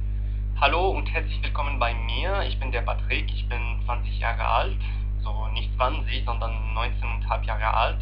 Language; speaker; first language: German; non-native, learner; Arabic